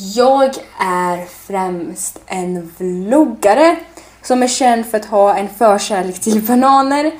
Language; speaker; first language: Swedish; early bilingual, other home language; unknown